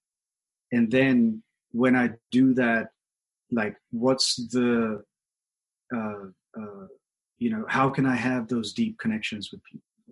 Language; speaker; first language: English; non-native, local second language; Hindi